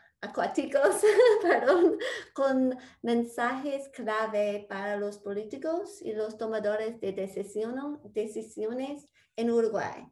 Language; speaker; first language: Spanish; non-native, fluent; English